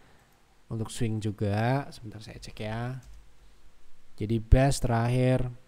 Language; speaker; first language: Indonesian; native; Indonesian